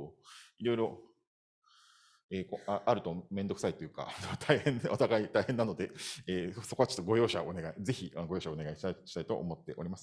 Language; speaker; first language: Japanese; native; Japanese